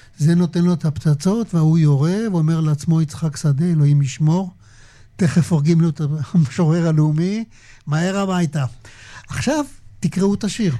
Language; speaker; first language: Hebrew; native; Hebrew